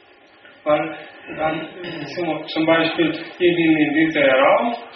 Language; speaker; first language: German; non-native, learner; Slovenian